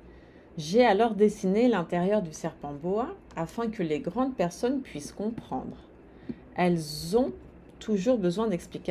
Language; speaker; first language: French; non-native, fluent; Portuguese